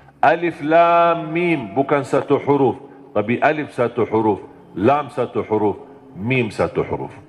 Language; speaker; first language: Malay; non-native, fluent; Arabic